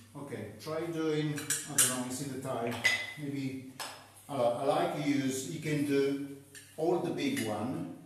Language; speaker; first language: English; non-native, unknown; Italian